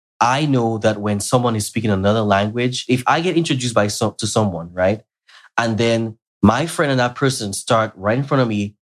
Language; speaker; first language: English; native; English